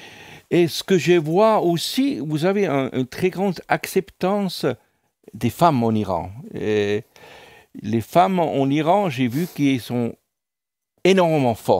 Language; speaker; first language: French; non-native, fluent; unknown